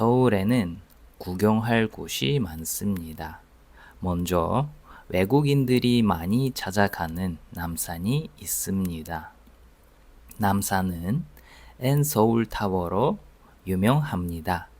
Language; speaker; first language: Korean; non-native, fluent; Russian